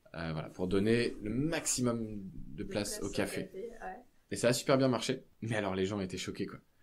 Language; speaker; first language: French; native; French